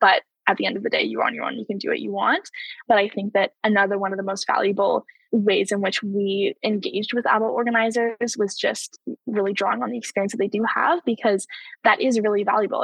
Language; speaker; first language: English; native; English